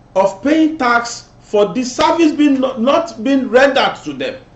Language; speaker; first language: English; non-native, local second language; Yoruba